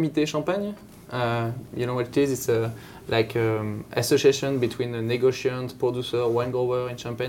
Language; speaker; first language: English; non-native, fluent; French